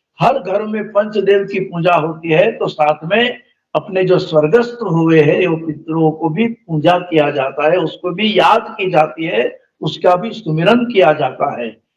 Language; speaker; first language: Hindi; non-native, local second language; Gujarati